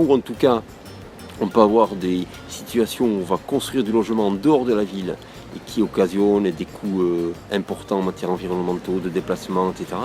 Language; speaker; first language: French; native; French